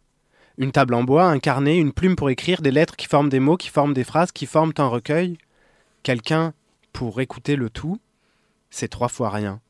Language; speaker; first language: French; native; French